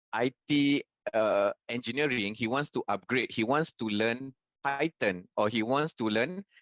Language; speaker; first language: English; non-native, local second language; Malay